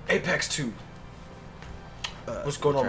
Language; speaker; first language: English; native; English